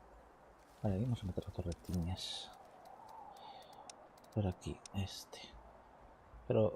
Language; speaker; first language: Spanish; non-native, local second language; Galician